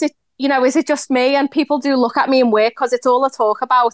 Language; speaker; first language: English; native; English